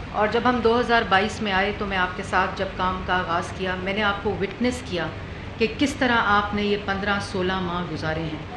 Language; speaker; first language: Urdu; non-native, local second language; Pahari-Potwari